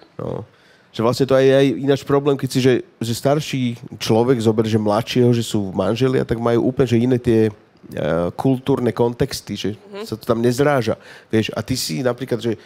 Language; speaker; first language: Slovak; native; Slovak